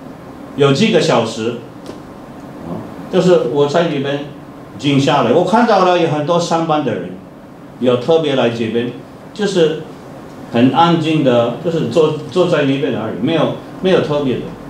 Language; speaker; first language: Chinese; non-native, fluent; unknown